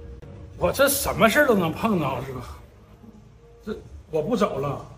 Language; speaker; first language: Chinese; native; Chinese